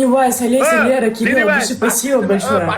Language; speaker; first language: Russian; native; Russian